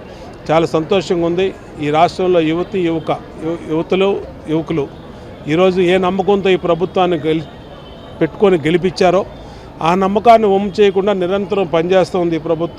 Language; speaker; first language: Telugu; native; Telugu